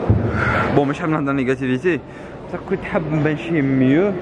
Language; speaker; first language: Arabic; native; Arabic